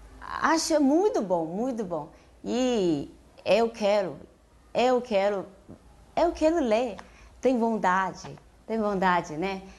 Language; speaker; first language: Portuguese; non-native, learner; Chinese